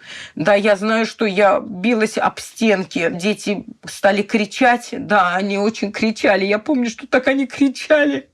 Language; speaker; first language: Russian; native; Russian